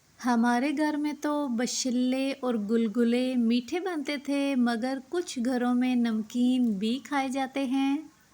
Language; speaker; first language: Urdu; non-native, local second language; Punjabi